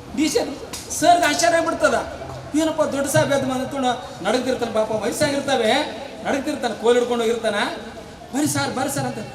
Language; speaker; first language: Kannada; native; Kannada